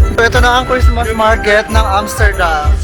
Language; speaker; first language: Filipino; native; Filipino